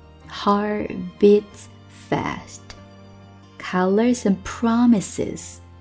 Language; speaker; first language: English; non-native, fluent; Chinese